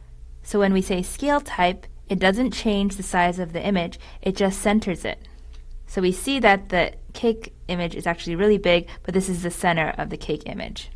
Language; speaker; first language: English; native; English